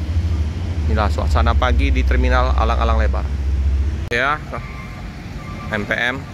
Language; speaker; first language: Indonesian; native; Indonesian